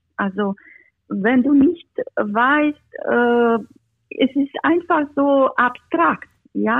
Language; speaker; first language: German; non-native, fluent; Romanian